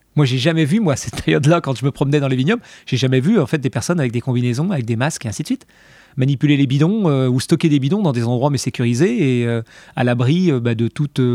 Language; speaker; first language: French; native; French